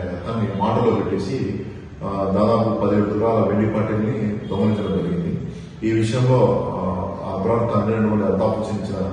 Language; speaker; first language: Telugu; native; Telugu